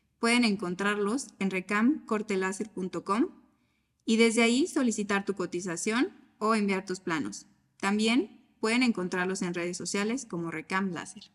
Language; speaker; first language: Spanish; native; Spanish